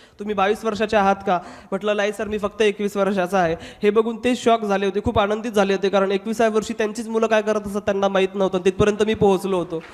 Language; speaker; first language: Marathi; non-native, local second language; Hindi